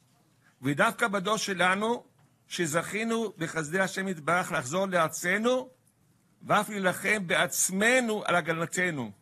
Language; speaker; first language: Hebrew; native; Hebrew